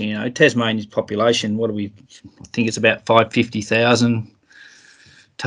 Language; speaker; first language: English; native; English